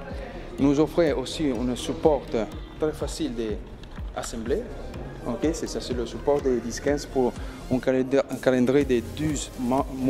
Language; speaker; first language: French; non-native, learner; Spanish